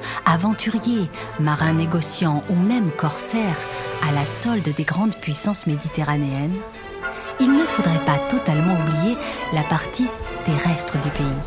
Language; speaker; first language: French; native; French